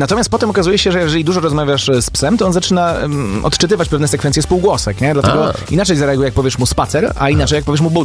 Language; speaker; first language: Polish; native; Polish